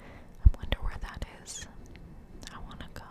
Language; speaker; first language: English; native; English